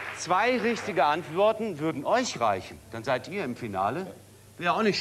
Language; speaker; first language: German; native; German